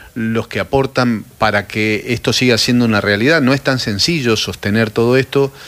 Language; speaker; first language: Spanish; native; Spanish